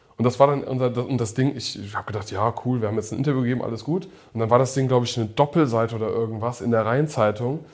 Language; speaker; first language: German; early bilingual, other home language; English